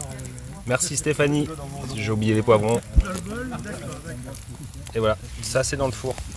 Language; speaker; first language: French; native; French